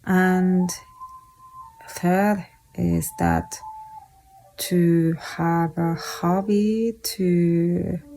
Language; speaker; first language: English; non-native, fluent; Japanese